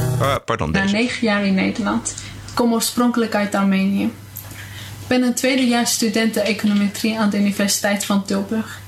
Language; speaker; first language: Dutch; early bilingual, other home language; Armenian